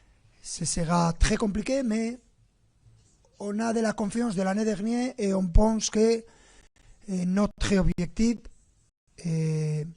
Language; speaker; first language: French; non-native, fluent; Spanish